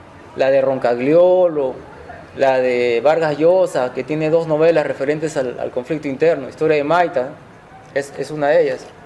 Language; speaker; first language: Spanish; native; Spanish